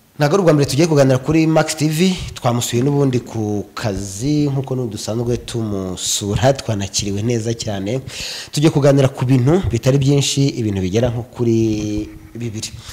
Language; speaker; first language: Kinyarwanda; native; Kinyarwanda